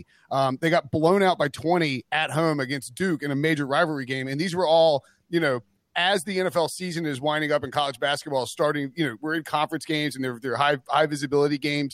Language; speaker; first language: English; native; English